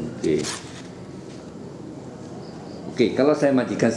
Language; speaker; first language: Malay; native; Malay